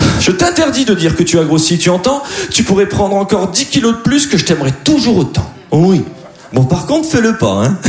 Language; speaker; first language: French; native; French